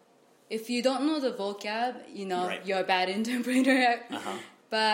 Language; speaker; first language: English; non-native, fluent; Japanese